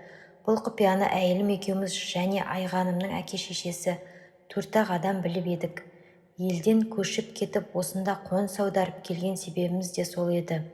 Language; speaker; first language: Kazakh; native; Kazakh